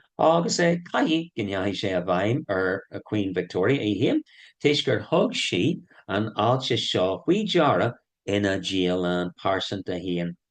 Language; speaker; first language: Irish; non-native, local second language; English